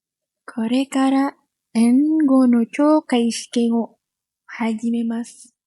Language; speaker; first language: Japanese; non-native, learner; Indonesian